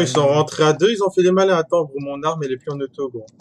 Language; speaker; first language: French; native; French